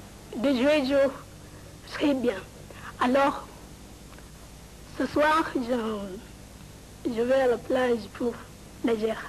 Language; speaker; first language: French; non-native, learner; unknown